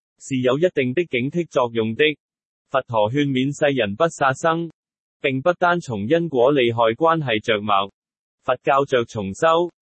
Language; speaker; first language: Chinese; non-native, local second language; Cantonese